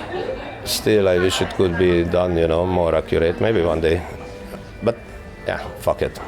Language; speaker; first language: English; non-native, fluent; Hungarian